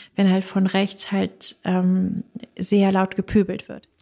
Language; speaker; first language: German; native; German